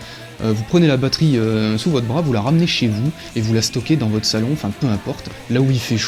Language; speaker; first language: French; native; French